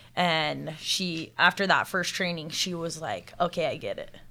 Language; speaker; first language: English; native; English